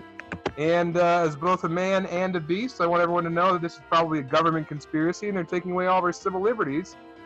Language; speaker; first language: English; native; English